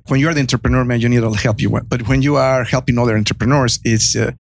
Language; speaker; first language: English; non-native, fluent; Spanish